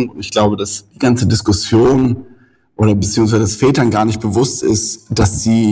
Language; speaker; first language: German; native; German